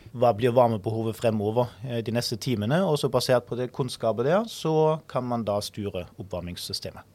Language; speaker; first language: Norwegian; non-native, fluent; German